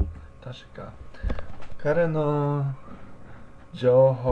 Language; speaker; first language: Japanese; non-native, learner; English